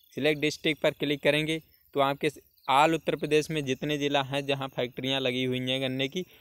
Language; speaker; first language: Hindi; native; Hindi